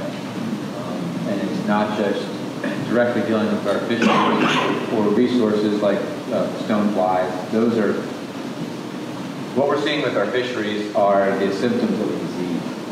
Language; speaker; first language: English; native; English